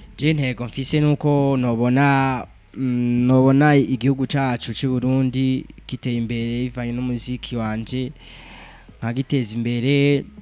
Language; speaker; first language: Rundi; native; Rundi